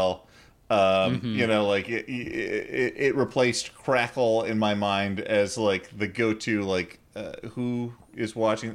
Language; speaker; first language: English; native; English